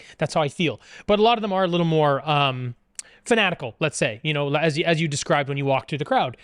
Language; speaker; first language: English; native; English